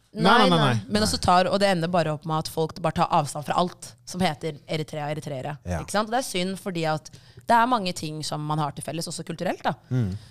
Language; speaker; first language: Norwegian; early bilingual, other home language; Tigrinya